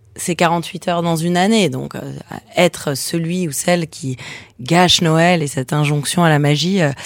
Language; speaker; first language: French; early bilingual, heritage; Spanish